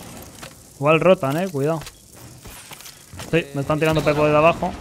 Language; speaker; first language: Spanish; native; Spanish